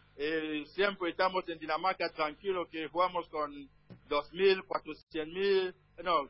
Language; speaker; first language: Spanish; non-native, learner; French